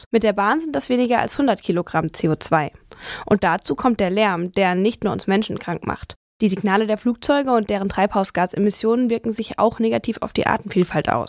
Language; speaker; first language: German; native; German